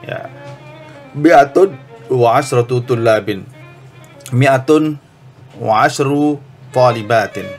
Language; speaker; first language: Arabic; non-native, fluent; Indonesian